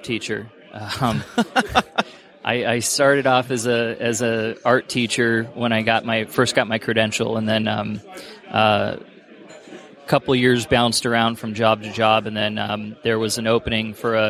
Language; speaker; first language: English; native; English